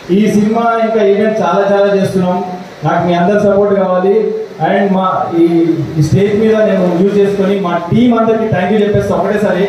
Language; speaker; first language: Telugu; early bilingual, heritage; Telugu